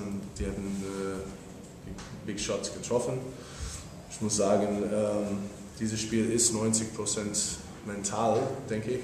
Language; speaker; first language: German; non-native, fluent; English